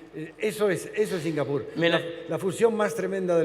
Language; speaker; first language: Spanish; native; Spanish